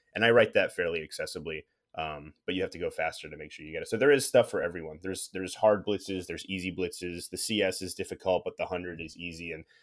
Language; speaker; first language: English; native; English